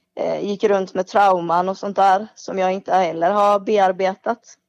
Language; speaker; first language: Swedish; native; Swedish